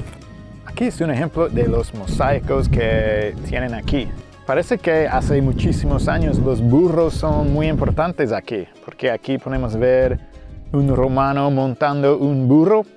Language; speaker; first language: Spanish; non-native, fluent; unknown